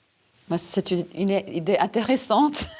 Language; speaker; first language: French; non-native, fluent; Serbian